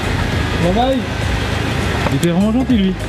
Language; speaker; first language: French; native; French